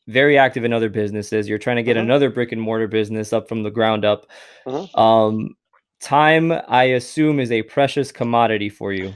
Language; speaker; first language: English; native; English